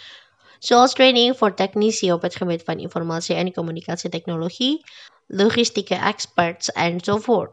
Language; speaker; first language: Dutch; non-native, fluent; Indonesian